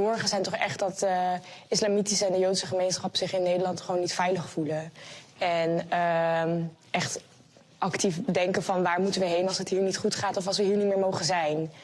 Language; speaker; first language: Dutch; native; Dutch